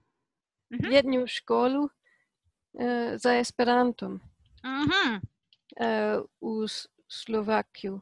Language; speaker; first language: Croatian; non-native, learner; Polish